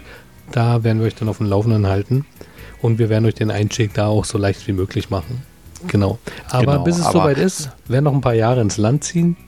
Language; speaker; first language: German; native; German